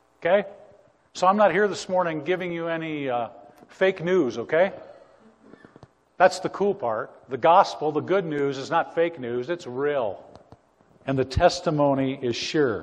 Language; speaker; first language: English; native; English